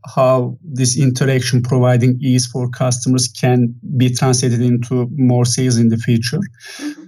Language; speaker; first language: English; non-native, fluent; Turkish